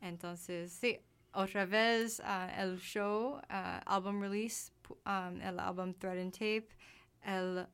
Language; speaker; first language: Spanish; non-native, learner; English